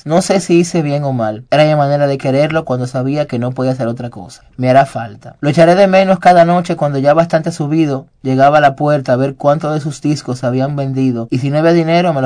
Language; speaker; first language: Spanish; native; Spanish